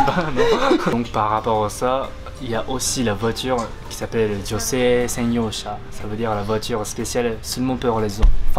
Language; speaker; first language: French; non-native, fluent; Japanese